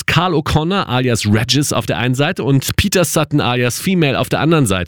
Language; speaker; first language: German; native; German